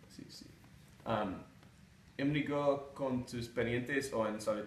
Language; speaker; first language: Spanish; non-native, learner; English